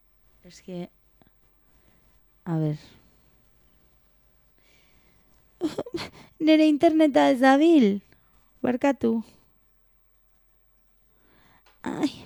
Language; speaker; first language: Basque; non-native, local second language; Spanish